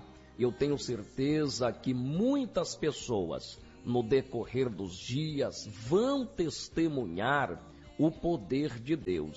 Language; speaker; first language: Portuguese; native; Portuguese